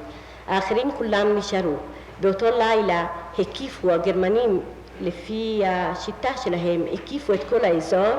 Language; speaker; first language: Hebrew; non-native, fluent; Italian